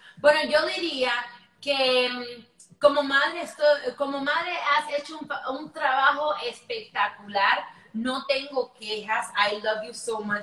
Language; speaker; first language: Spanish; early bilingual, heritage; Spanish